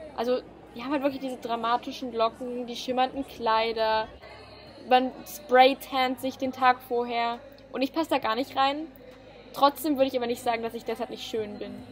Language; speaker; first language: German; native; German